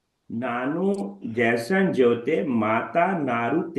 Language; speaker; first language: Kannada; non-native, learner; Hindi